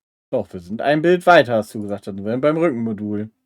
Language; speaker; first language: German; native; German